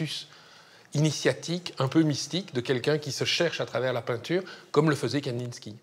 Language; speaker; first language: French; native; French